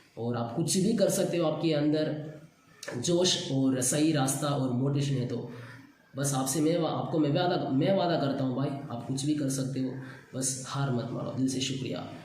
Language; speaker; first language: Hindi; non-native, local second language; Tamil